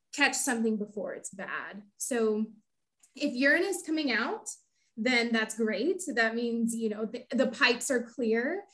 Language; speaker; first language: English; native; English